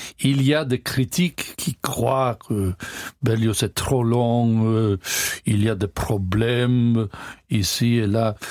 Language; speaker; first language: French; non-native, learner; English